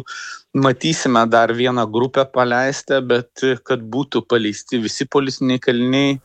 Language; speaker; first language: Lithuanian; native; Lithuanian